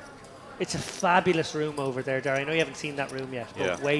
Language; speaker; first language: English; native; English